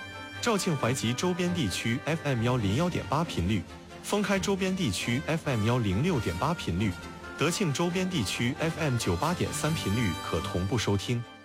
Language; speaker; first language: Chinese; native; Chinese